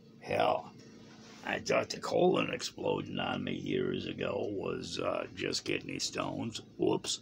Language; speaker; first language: English; native; English